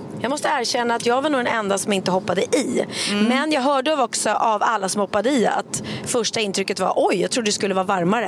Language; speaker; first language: Swedish; native; Swedish